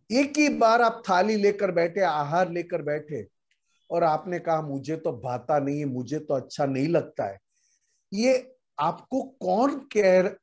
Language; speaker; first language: Hindi; non-native, local second language; Gujarati